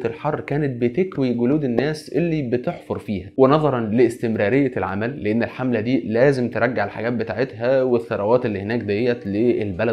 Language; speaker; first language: Arabic; native; Arabic